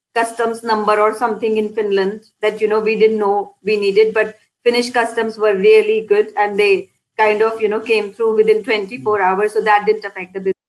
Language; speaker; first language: English; non-native, local second language; Hindi